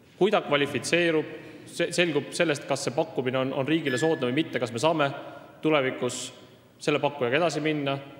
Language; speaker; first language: Estonian; native; Estonian